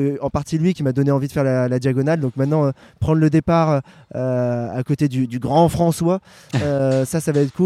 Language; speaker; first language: French; native; French